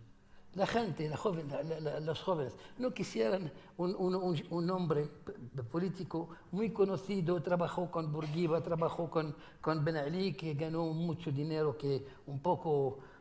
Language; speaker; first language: Spanish; non-native, fluent; Arabic